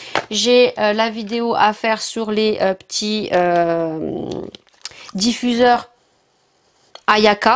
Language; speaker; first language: French; native; French